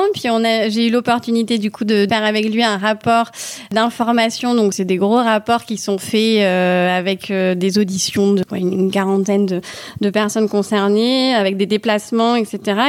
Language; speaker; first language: French; native; French